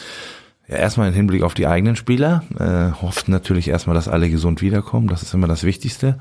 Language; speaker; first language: German; native; German